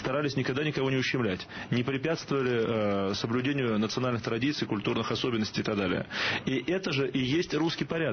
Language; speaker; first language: Russian; native; Russian